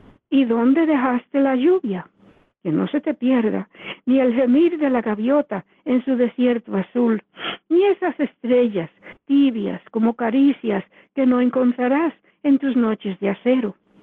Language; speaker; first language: Spanish; early bilingual, heritage; Spanish